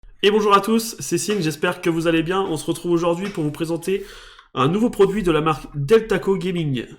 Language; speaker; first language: French; native; French